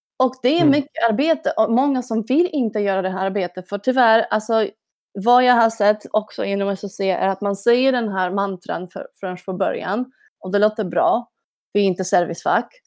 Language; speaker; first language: Swedish; non-native, fluent; Polish